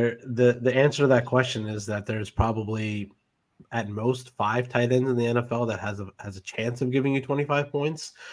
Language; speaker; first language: English; native; English